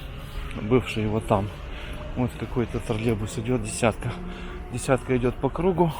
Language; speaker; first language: Russian; native; Russian